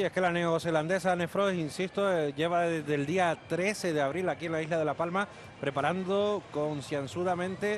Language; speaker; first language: Spanish; native; Spanish